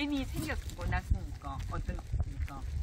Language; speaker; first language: Korean; native; Korean